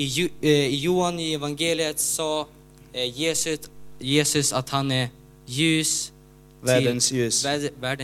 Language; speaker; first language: Swedish; non-native, learner; Ukrainian